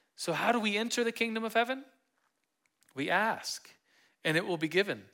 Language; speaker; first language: English; native; English